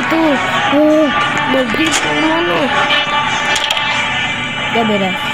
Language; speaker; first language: Spanish; native; Spanish